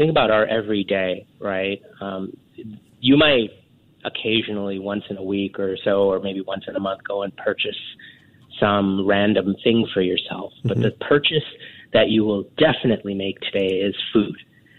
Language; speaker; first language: English; native; English